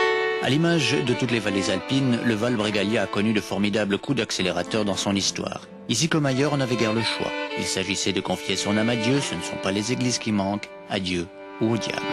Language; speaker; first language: French; native; French